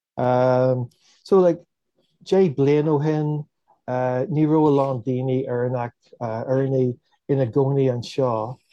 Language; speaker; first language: Irish; non-native, local second language; English